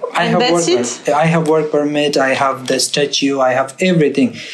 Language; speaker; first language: English; non-native, learner; Persian